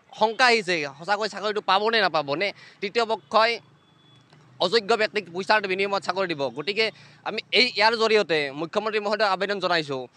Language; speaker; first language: Assamese; native; Assamese